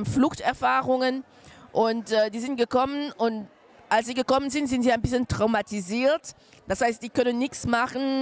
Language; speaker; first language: German; non-native, fluent; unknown